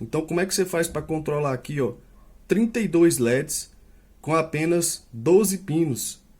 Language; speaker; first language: Portuguese; native; Portuguese